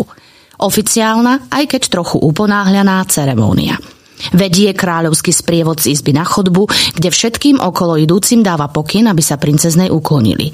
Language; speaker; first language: Slovak; native; Slovak